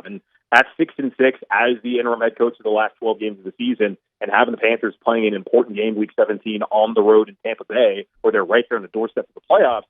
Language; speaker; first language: English; native; English